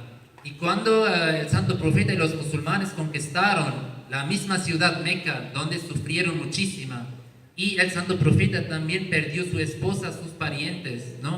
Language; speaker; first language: Spanish; non-native, learner; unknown